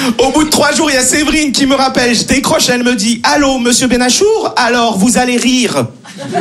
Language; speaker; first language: French; native; French